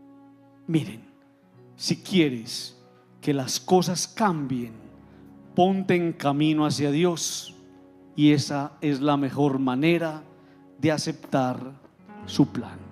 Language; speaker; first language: Spanish; native; Spanish